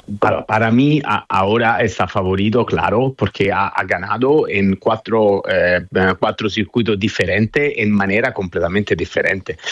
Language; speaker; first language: Spanish; non-native, fluent; Italian